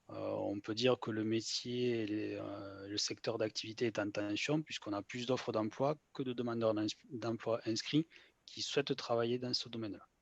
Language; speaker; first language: French; native; French